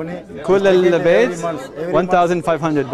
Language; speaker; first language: Arabic; non-native, learner; English